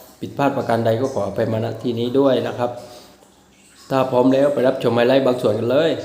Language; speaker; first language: Thai; native; Thai